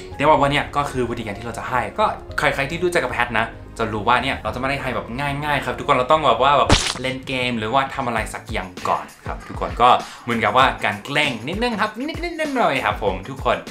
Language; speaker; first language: Thai; non-native, fluent; English